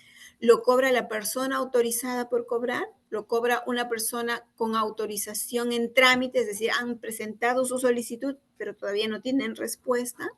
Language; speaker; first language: Spanish; native; Spanish